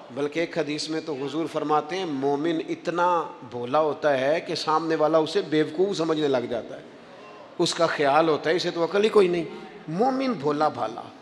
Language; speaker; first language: Urdu; non-native, local second language; Punjabi